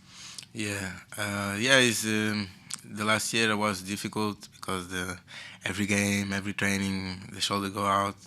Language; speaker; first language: English; non-native, fluent; Portuguese